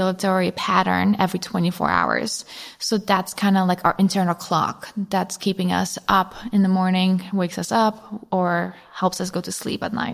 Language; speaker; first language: English; non-native, fluent; Polish